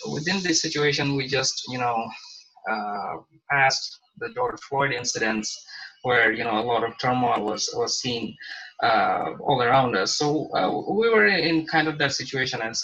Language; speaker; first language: English; non-native, local second language; Bangla